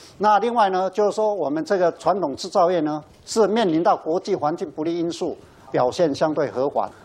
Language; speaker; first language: Chinese; native; Chinese